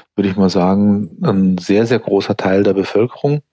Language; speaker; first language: German; non-native, fluent; English